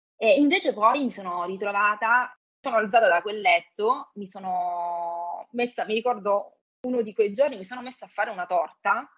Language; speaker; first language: Italian; native; Italian